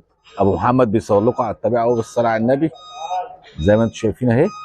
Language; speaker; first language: Arabic; native; Arabic